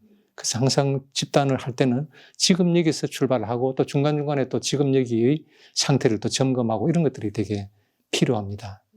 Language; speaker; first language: Korean; native; Korean